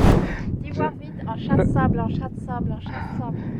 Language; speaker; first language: French; native; French